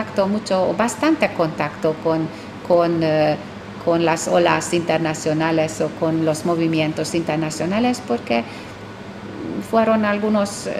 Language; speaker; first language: Spanish; non-native, fluent; Hungarian